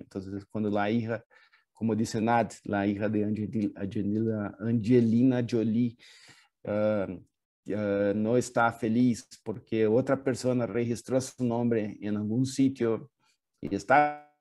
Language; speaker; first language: Spanish; non-native, fluent; Portuguese